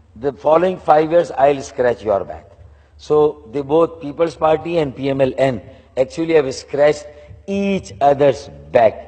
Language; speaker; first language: English; non-native, local second language; Urdu